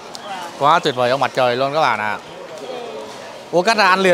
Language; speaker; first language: Vietnamese; native; Vietnamese